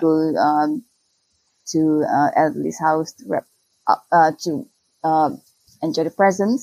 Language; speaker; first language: English; non-native, local second language; Malay